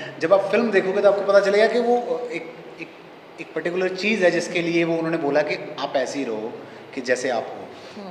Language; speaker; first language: Hindi; non-native, local second language; Punjabi